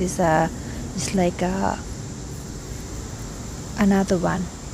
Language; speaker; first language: English; non-native, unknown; Thai